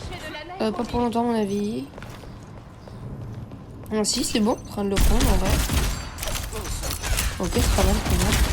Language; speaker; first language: French; native; French